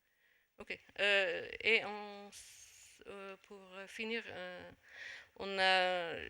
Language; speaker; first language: French; non-native, fluent; Dutch